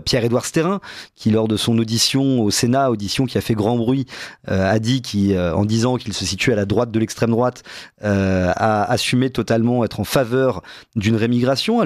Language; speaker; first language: French; native; French